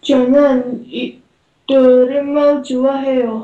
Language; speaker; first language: Korean; non-native, learner; Indonesian